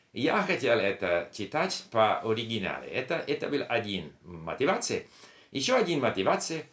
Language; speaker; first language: Russian; non-native, learner; English